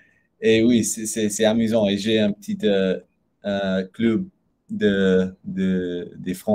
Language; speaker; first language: French; non-native, learner; English